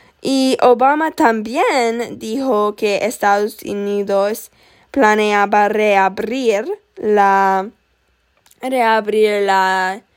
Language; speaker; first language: Spanish; non-native, learner; English